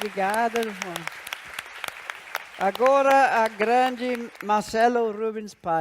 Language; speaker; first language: Portuguese; non-native, fluent; English